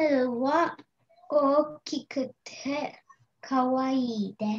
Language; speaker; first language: Japanese; non-native, learner; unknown